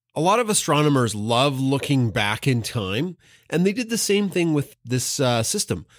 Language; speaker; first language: English; native; English